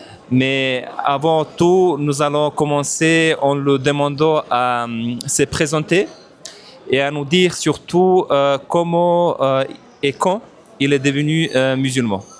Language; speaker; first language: French; non-native, fluent; Bosnian